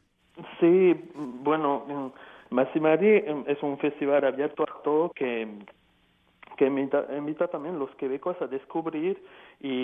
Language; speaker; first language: Spanish; non-native, fluent; French